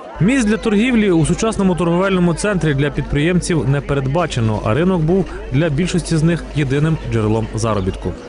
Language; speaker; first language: Ukrainian; native; Ukrainian